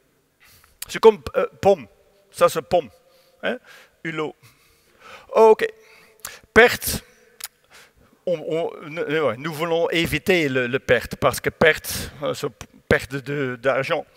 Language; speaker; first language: French; non-native, learner; Dutch